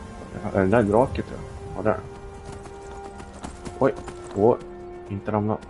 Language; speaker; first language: Swedish; native; Swedish